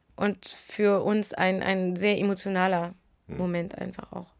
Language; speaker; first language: German; native; German